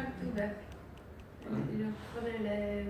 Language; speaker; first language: French; non-native, learner; Spanish